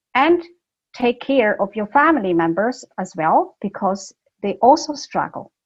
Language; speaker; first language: English; non-native, fluent; Chinese